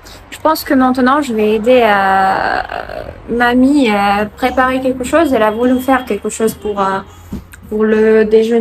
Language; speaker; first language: French; non-native, fluent; Russian